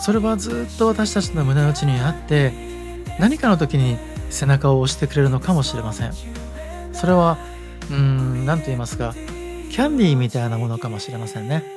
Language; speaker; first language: Japanese; native; Japanese